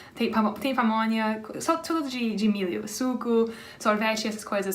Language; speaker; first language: Portuguese; non-native, fluent; English